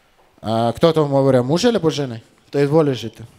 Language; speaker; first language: Slovak; non-native, fluent; Russian